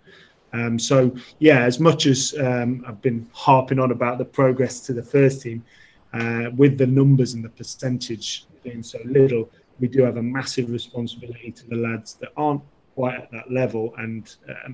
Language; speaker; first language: English; native; English